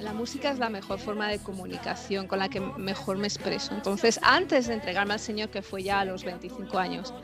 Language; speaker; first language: Spanish; native; Spanish